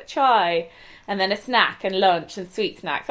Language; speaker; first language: English; native; English